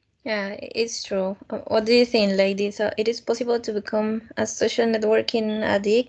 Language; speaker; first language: English; non-native, fluent; Spanish